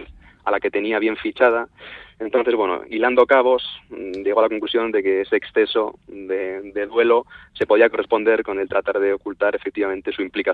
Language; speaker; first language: Spanish; native; Spanish